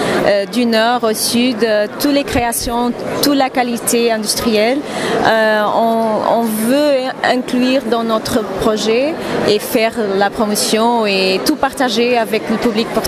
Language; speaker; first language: French; non-native, fluent; Portuguese